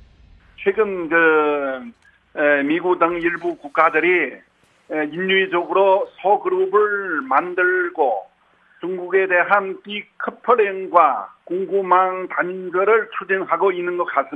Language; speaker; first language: Korean; non-native, fluent; Chinese